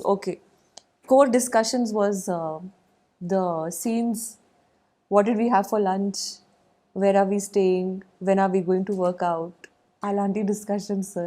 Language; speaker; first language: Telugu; non-native, fluent; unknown